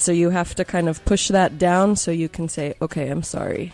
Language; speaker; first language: English; native; English